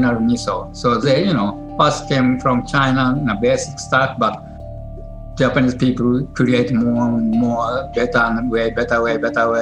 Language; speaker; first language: English; non-native, learner; Japanese